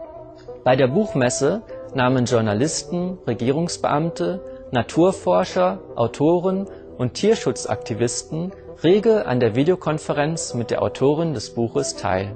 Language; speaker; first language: German; native; German